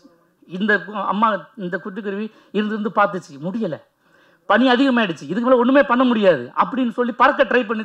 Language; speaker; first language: Tamil; native; Tamil